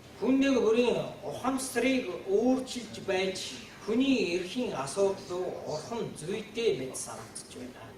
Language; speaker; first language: Mongolian; non-native, fluent; Japanese